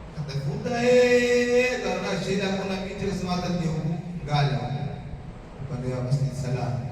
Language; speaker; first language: Swahili; native; Swahili